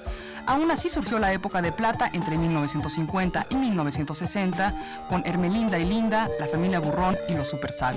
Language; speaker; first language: Spanish; native; Spanish